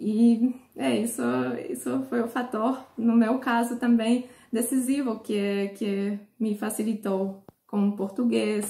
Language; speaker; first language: Portuguese; non-native, fluent; Polish